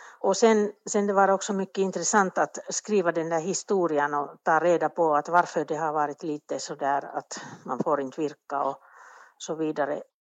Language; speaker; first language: Swedish; non-native, local second language; Finnish